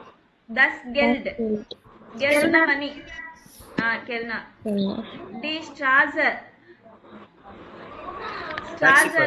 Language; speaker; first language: German; non-native, fluent; Tamil